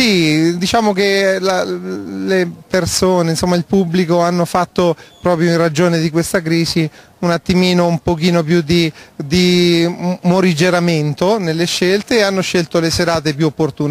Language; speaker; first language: Italian; native; Italian